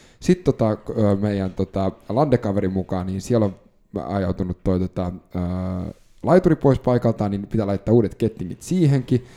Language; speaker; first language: Finnish; native; Finnish